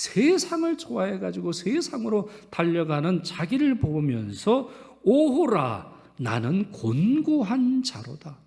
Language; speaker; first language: Korean; native; Korean